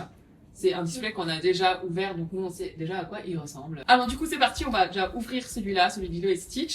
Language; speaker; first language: French; native; French